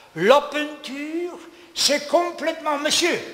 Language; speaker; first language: French; non-native, fluent; Polish